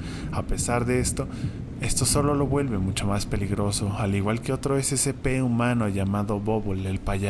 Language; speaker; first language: Spanish; native; Spanish